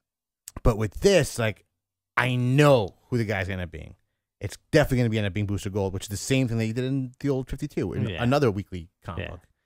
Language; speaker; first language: English; native; English